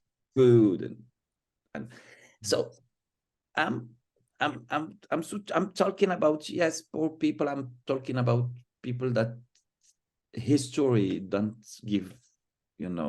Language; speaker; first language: English; non-native, fluent; Arabic